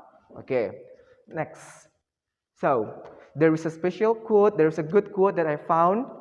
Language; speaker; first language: English; non-native, fluent; Indonesian